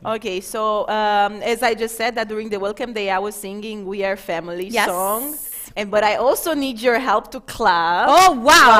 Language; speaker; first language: English; non-native, fluent; Romanian